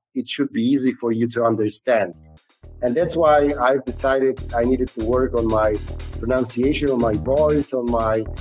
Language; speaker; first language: English; non-native, fluent; Polish